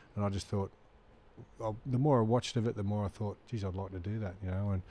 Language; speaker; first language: English; native; English